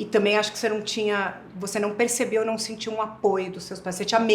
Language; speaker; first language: Portuguese; native; Portuguese